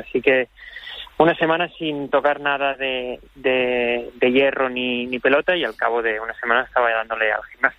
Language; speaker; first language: Spanish; native; Spanish